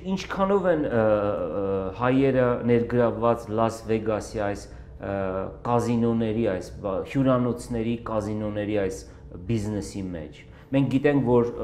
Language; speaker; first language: Armenian; native; Armenian